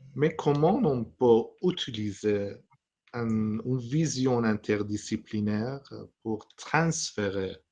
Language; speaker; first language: French; non-native, fluent; Persian